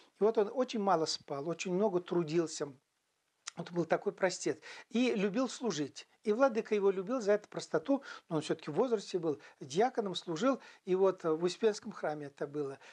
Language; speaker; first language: Russian; non-native, local second language; Chuvash